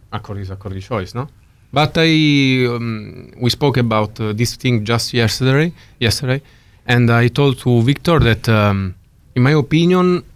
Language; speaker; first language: English; non-native, learner; Italian